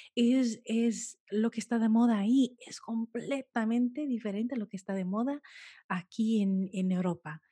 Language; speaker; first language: Spanish; early bilingual, heritage; Spanish